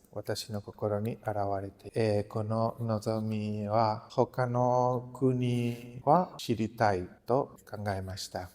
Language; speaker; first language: Japanese; non-native, learner; Spanish